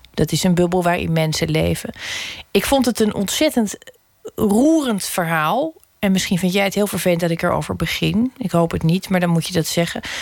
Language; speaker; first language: Dutch; native; Dutch